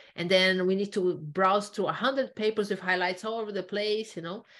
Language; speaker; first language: English; non-native, fluent; Portuguese